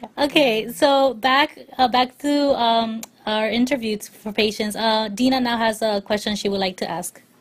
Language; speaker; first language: English; native; English